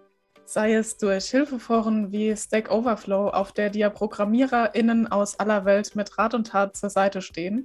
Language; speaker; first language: German; native; German